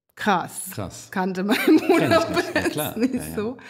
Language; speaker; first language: German; non-native, fluent; Hungarian